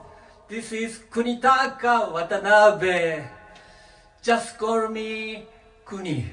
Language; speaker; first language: English; non-native, learner; Japanese